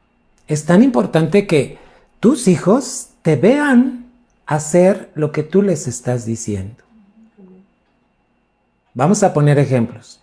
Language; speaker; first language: Spanish; native; Spanish